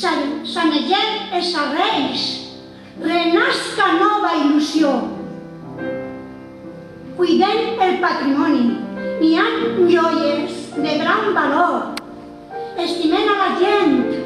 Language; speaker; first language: Catalan; non-native, local second language; Spanish